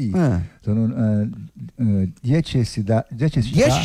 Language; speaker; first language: Italian; non-native, learner; Portuguese